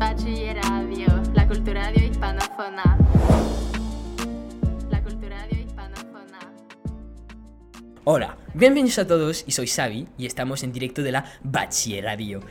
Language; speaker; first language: Spanish; non-native, learner; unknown